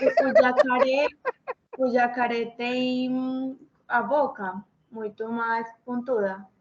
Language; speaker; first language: Portuguese; non-native, learner; Spanish